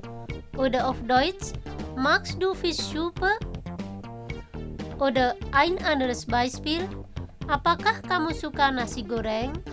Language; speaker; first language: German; non-native, fluent; Indonesian